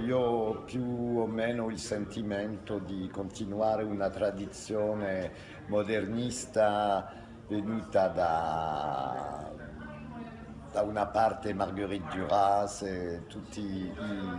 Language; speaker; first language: Italian; non-native, fluent; French